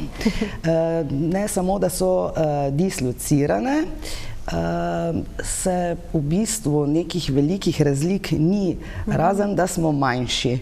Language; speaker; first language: Slovenian; native; Slovenian